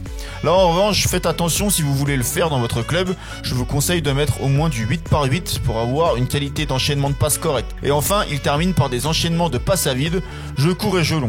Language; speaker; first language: French; native; French